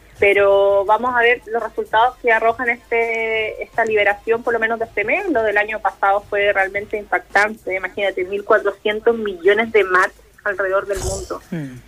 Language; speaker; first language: Spanish; native; Spanish